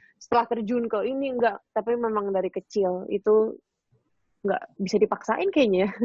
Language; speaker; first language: Indonesian; native; Indonesian